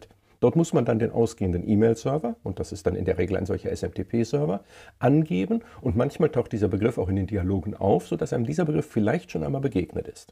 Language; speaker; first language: German; native; German